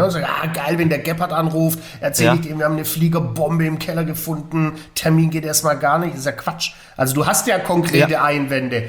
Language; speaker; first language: German; native; German